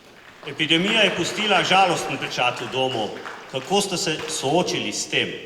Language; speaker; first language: Slovenian; native; Slovenian